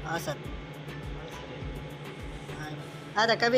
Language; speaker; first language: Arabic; non-native, learner; Bangla